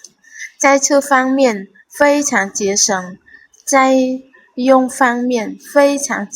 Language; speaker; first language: Chinese; non-native, fluent; Khmer